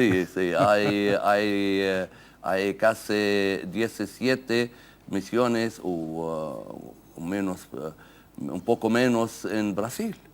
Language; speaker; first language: Spanish; non-native, fluent; Arabic